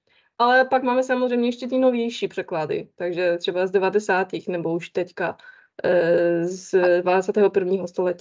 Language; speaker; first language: Czech; non-native, fluent; Polish